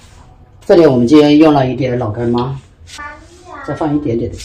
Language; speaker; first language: Chinese; native; Chinese